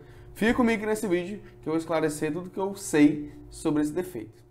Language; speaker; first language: Portuguese; native; Portuguese